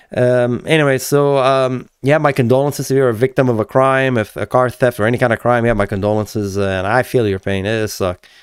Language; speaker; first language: English; native; English